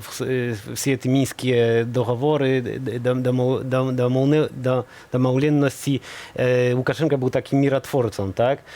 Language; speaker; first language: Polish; non-native, learner; Belarusian